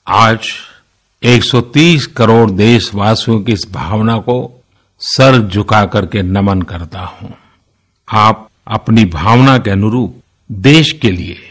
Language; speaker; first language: Hindi; non-native, local second language; Gujarati